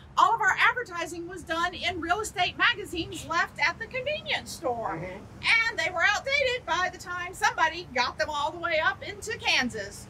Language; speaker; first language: English; native; English